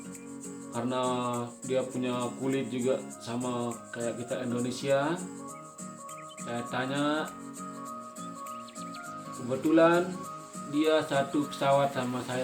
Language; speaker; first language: Indonesian; non-native, local second language; Sasak